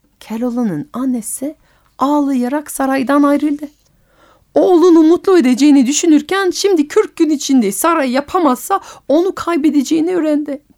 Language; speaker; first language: Turkish; non-native, fluent; French